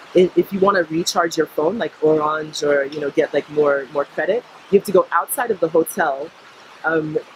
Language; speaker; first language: English; native; English